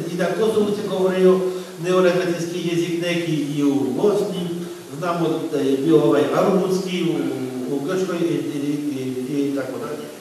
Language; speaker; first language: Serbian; non-native, fluent; French